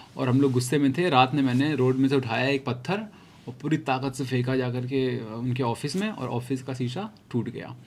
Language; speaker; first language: Hindi; native; Hindi